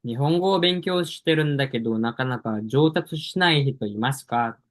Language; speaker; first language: Japanese; non-native, fluent; Indonesian